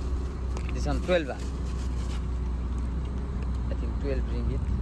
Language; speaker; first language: English; non-native, learner; Bangla